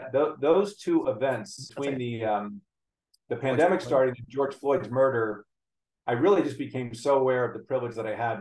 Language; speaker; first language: English; native; English